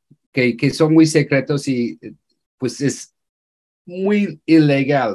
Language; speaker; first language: Spanish; non-native, fluent; English